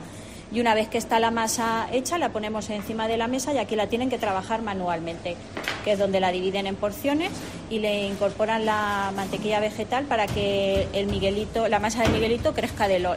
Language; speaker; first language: Spanish; native; Spanish